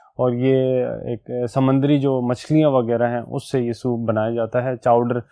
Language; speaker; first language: Urdu; non-native, local second language; Pashto